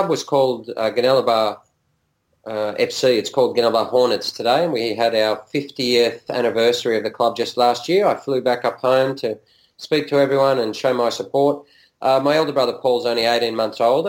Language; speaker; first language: English; native; English